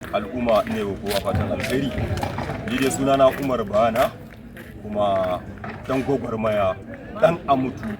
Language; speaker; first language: Hausa; non-native, local second language; Kanuri